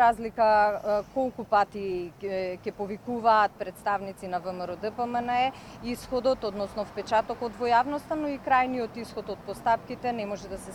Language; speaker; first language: Macedonian; native; Macedonian